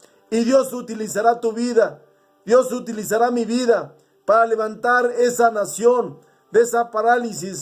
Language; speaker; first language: Spanish; native; Spanish